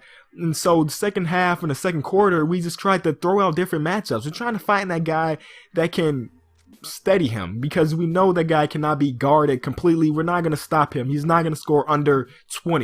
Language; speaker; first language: English; native; English